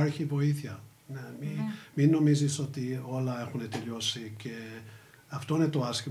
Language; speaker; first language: Greek; early bilingual, heritage; English